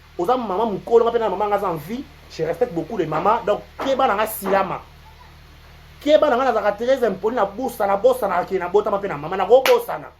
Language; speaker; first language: Lingala; native; Lingala